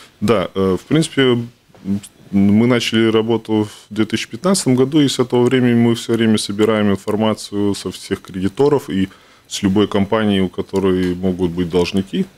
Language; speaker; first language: Russian; non-native, local second language; Latvian